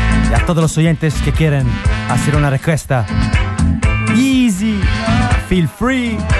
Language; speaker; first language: Spanish; native; Spanish